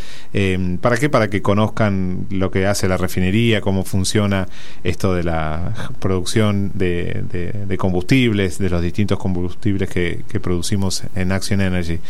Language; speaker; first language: Spanish; native; Spanish